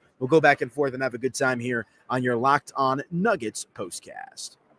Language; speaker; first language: English; native; English